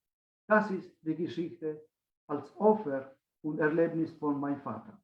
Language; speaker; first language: German; non-native, fluent; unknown